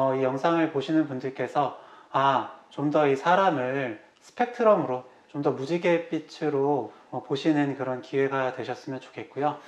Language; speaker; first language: Korean; native; Korean